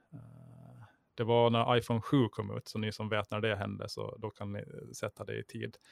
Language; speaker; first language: Swedish; native; Swedish